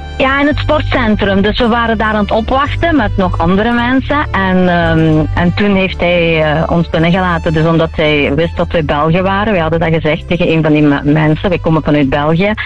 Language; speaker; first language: Dutch; early bilingual, other home language; Italian